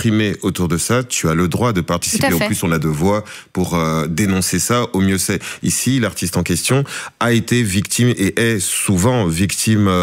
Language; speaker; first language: French; native; French